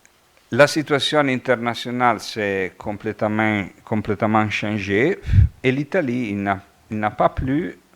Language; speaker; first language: French; non-native, fluent; Italian